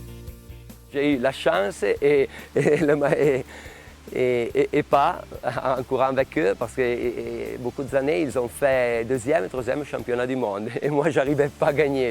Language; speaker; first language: French; non-native, local second language; Italian